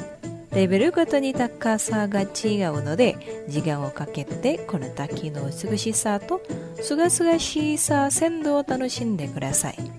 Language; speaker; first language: Japanese; non-native, fluent; Indonesian